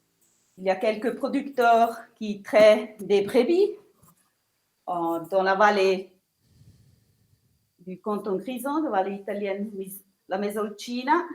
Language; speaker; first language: French; non-native, local second language; Italian